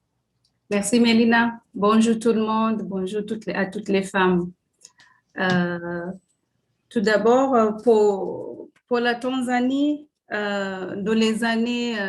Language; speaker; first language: French; non-native, fluent; Swahili